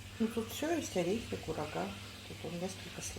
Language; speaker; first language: Russian; native; Russian